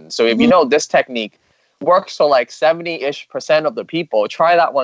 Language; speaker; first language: English; non-native, local second language; Cantonese